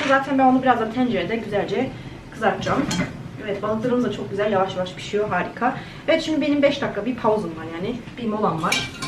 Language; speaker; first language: Turkish; native; Turkish